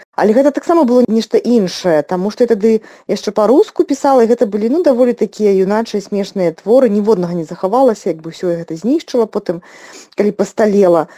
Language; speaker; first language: Belarusian; non-native, local second language; Russian